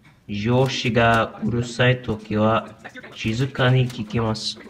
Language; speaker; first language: Japanese; non-native, learner; English